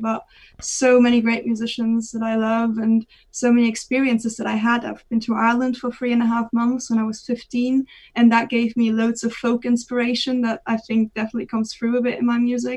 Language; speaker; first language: English; non-native, fluent; German